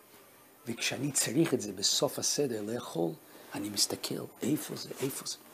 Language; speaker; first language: Hebrew; non-native, fluent; Russian